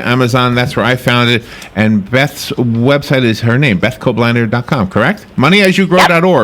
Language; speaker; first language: English; native; English